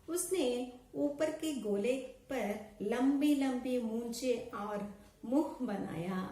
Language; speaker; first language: Hindi; non-native, local second language; Telugu